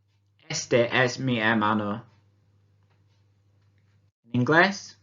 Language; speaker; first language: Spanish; non-native, fluent; English